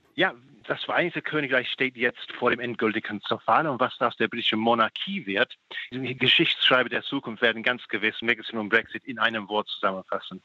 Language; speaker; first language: German; non-native, fluent; English